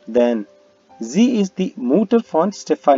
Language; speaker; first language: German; non-native, learner; Hindi